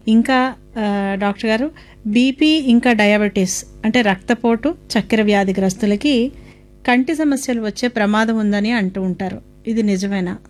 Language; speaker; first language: Telugu; native; Telugu